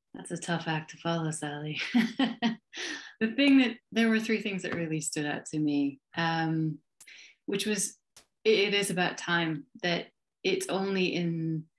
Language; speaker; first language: English; native; English